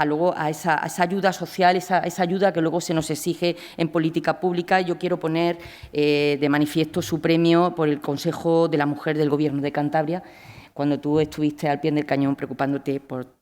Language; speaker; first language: Spanish; native; Spanish